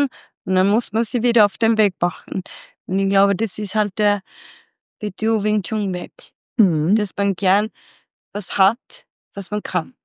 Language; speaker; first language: German; non-native, fluent; Swedish